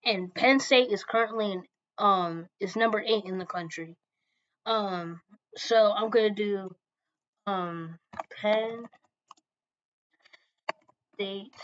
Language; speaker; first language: English; native; English